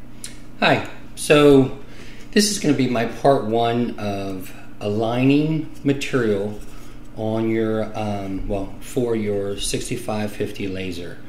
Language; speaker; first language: English; native; English